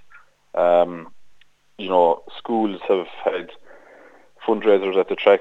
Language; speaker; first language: English; native; English